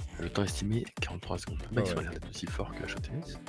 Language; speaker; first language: French; native; French